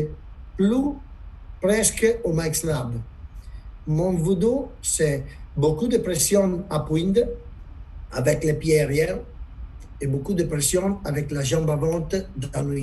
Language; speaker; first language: French; non-native, learner; Italian